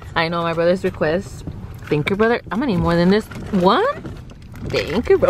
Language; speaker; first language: English; early bilingual, other home language; Spanish